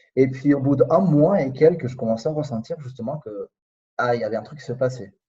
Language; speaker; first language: French; non-native, fluent; Spanish